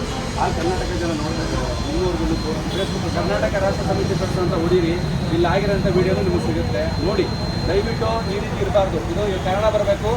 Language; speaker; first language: Kannada; native; Kannada